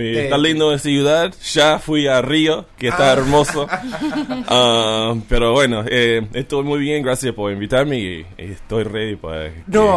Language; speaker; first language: Spanish; non-native, learner; English